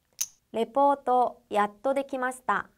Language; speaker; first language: Japanese; non-native, fluent; Korean